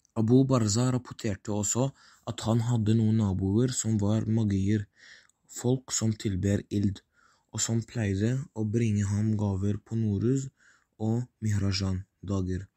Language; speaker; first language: Norwegian; non-native, fluent; Arabic